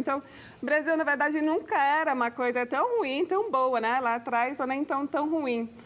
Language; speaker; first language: Portuguese; non-native, fluent; English